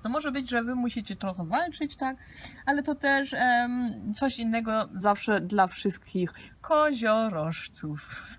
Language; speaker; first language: Polish; early bilingual, heritage; Polish